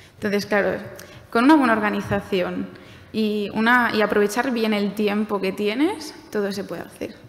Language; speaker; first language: Spanish; non-native, fluent; German